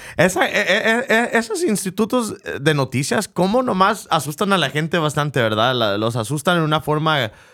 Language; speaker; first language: Spanish; early bilingual, heritage; Spanish